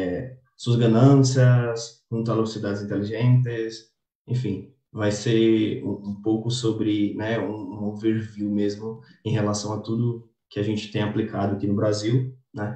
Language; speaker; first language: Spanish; non-native, learner; Portuguese